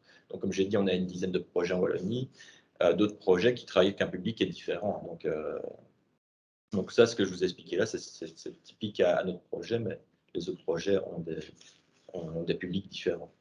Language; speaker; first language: French; native; French